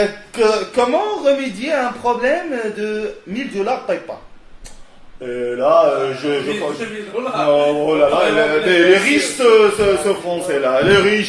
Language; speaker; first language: French; non-native, local second language; Arabic